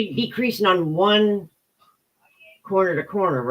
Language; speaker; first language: English; native; English